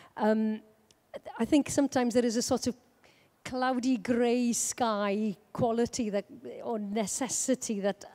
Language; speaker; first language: English; native; English